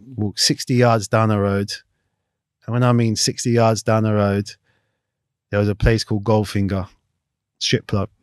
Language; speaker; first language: English; native; English